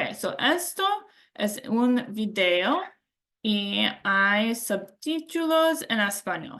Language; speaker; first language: Spanish; non-native, learner; English